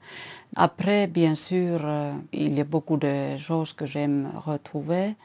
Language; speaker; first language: French; non-native, fluent; Finnish